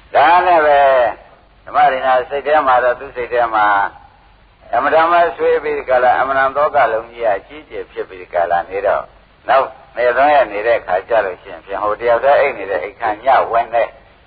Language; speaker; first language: Burmese; native; Burmese